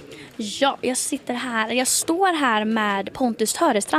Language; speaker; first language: Swedish; native; Swedish